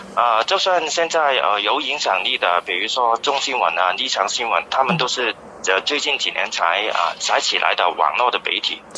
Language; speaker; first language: Chinese; non-native, fluent; Cantonese